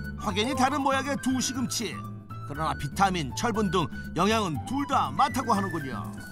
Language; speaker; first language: Korean; native; Korean